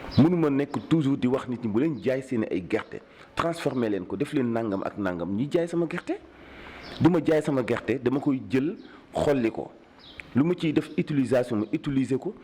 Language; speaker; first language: Wolof; native; Wolof